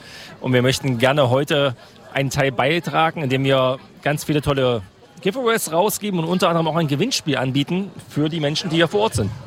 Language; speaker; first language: German; native; German